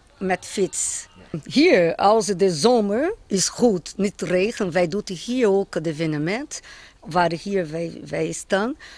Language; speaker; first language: Dutch; non-native, learner; Portuguese